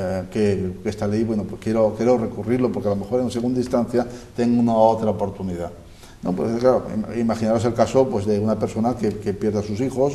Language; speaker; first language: Spanish; native; Spanish